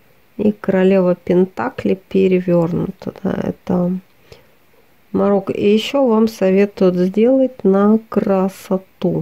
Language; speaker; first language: Russian; native; Russian